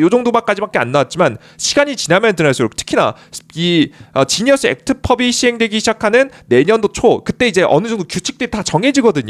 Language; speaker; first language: Korean; native; Korean